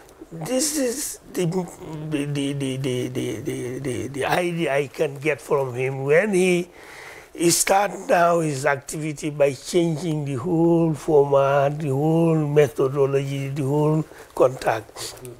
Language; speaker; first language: English; non-native, local second language; Wolof